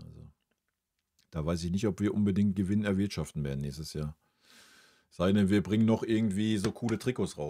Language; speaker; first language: German; native; German